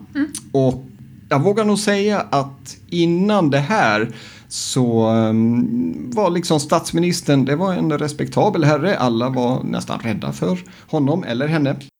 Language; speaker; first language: Swedish; native; Swedish